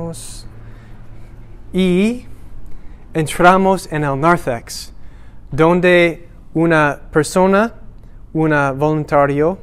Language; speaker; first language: Spanish; non-native, learner; English